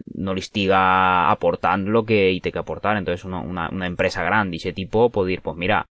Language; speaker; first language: Spanish; non-native, local second language; Catalan